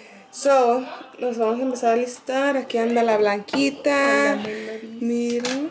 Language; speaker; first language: Spanish; early bilingual, heritage; Spanish